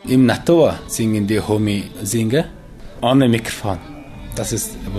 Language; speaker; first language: German; non-native, learner; Mongolian